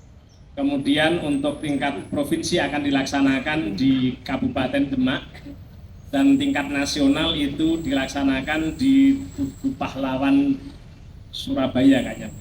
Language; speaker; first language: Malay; non-native, local second language; Javanese